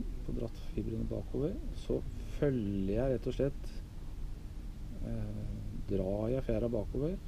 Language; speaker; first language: Norwegian; native; Norwegian